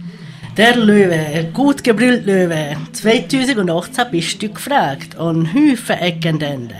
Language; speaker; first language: German; native; German